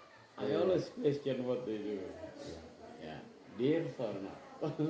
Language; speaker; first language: English; non-native, fluent; Indonesian